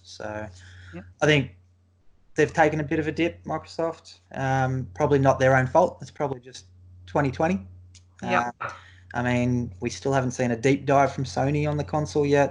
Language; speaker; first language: English; native; English